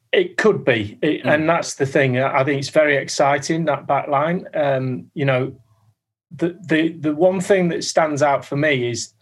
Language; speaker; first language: English; native; English